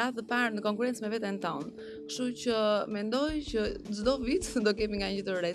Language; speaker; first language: Albanian; native; Albanian